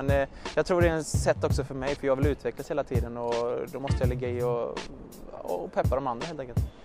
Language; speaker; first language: Swedish; native; Swedish